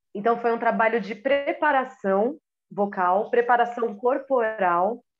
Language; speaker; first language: Portuguese; native; Portuguese